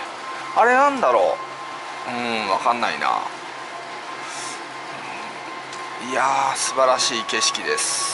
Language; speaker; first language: Japanese; native; Japanese